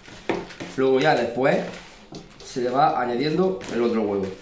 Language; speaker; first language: Spanish; native; Spanish